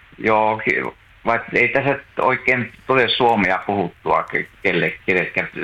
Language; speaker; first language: Finnish; native; Finnish